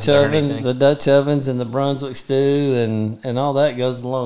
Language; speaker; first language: English; native; English